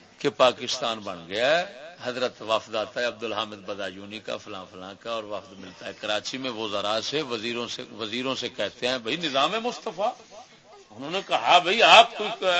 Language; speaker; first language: Urdu; non-native, local second language; Punjabi